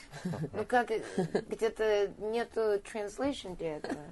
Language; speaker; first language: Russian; early bilingual, heritage; Russian